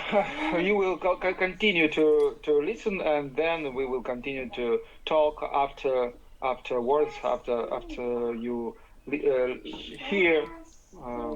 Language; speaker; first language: English; non-native, learner; Ukrainian